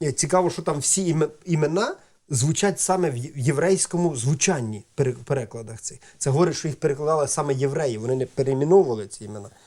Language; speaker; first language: Ukrainian; native; Ukrainian